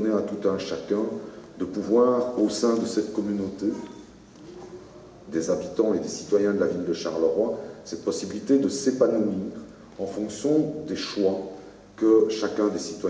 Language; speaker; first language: French; native; French